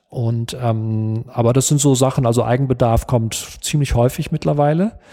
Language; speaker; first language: German; native; German